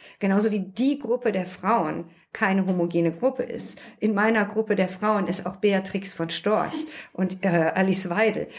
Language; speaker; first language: German; early bilingual, other home language; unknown